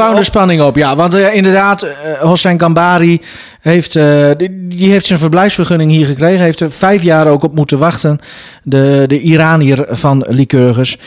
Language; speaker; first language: Dutch; native; Dutch